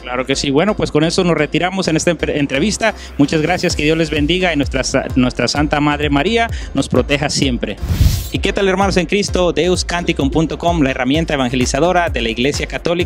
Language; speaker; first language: Spanish; native; Spanish